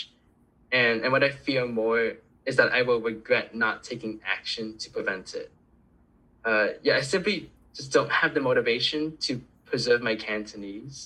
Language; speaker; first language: English; early bilingual, other home language; Cantonese